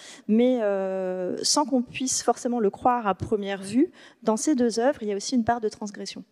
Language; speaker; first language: French; native; French